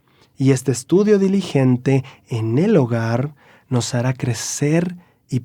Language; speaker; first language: Spanish; native; Spanish